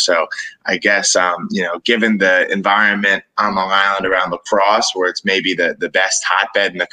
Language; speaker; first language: English; native; English